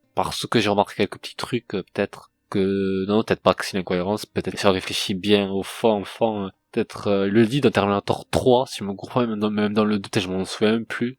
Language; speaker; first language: French; native; French